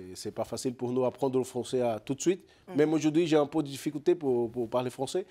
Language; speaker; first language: French; non-native, learner; Portuguese